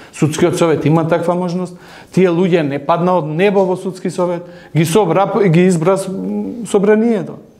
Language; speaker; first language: Macedonian; non-native, local second language; Albanian